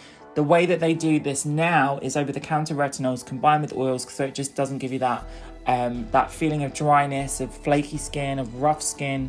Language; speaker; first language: English; native; English